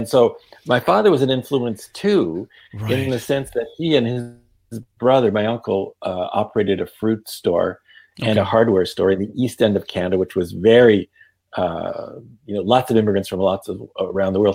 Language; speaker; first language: English; non-native, fluent; Yiddish